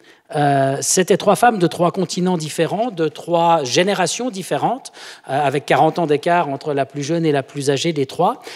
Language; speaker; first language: French; native; French